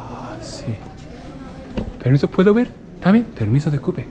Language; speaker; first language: Spanish; non-native, learner; Japanese